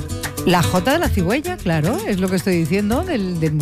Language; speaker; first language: Spanish; native; Spanish